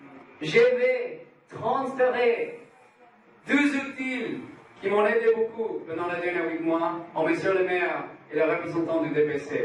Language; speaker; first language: French; non-native, fluent; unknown